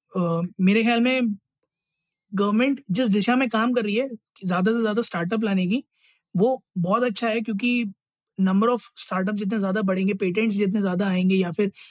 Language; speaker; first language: Hindi; native; Hindi